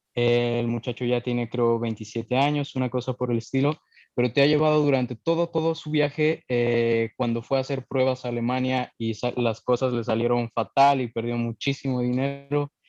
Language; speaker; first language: Spanish; native; Spanish